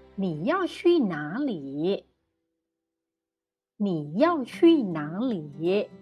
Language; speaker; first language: Chinese; non-native, fluent; Thai